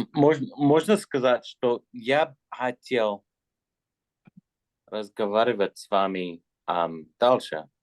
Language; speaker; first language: Russian; non-native, learner; English